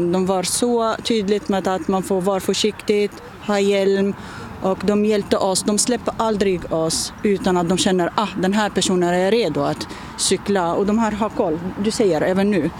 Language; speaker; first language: Swedish; non-native, learner; Arabic